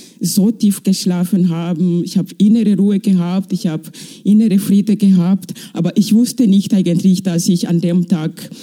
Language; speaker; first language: German; non-native, fluent; Kinyarwanda